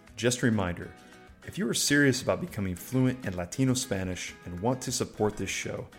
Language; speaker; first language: English; native; English